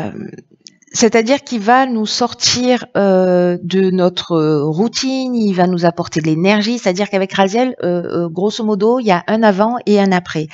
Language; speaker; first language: French; native; French